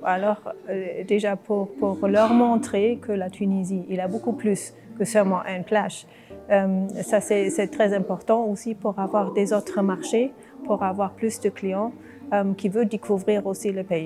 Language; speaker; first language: French; non-native, fluent; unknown